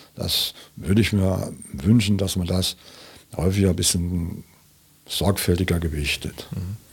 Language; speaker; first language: German; native; German